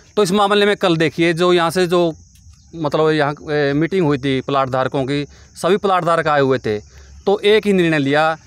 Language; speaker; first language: Hindi; native; Hindi